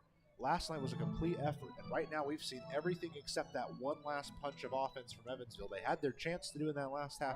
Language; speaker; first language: English; native; English